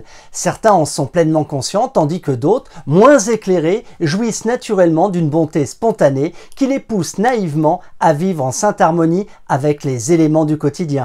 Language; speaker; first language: French; native; French